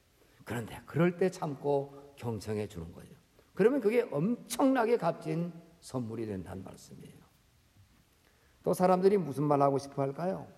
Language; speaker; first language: Korean; native; Korean